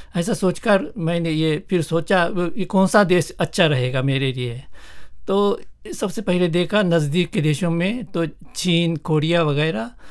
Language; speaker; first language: Hindi; non-native, fluent; Japanese